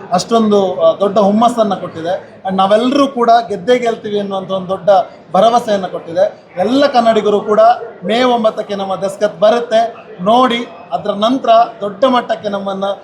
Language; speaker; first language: Kannada; non-native, local second language; Tulu